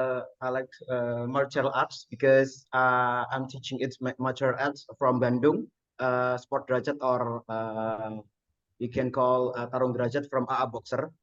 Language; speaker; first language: English; non-native, learner; Indonesian